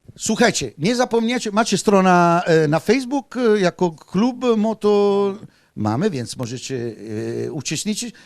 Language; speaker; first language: Polish; non-native, fluent; Italian